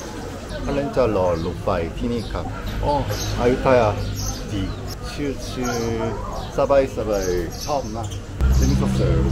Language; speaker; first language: Thai; non-native, learner; Korean